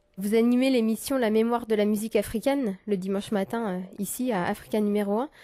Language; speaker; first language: French; native; French